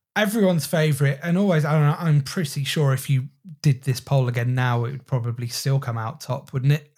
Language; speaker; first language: English; native; English